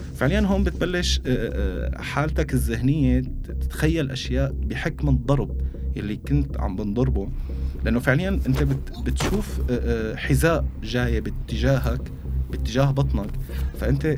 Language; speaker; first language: Arabic; native; Arabic